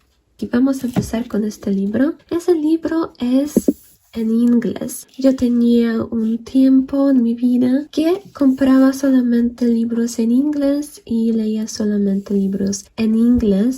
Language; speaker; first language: Spanish; non-native, fluent; Polish